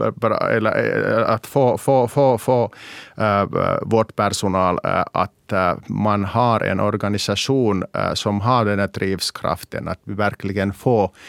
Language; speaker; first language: Swedish; non-native, local second language; Finnish